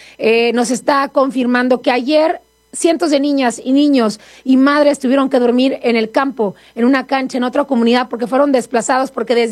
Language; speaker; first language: Spanish; native; Spanish